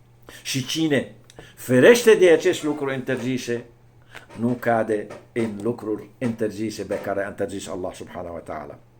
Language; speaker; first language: Romanian; non-native, fluent; Arabic